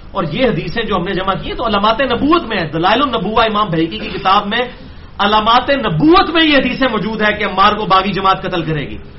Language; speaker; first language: Urdu; non-native, local second language; Punjabi